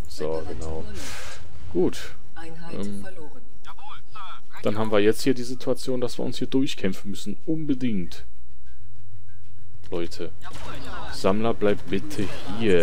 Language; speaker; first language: German; native; German